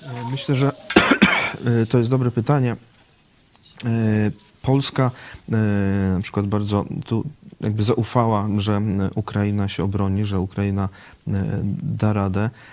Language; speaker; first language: Polish; native; Polish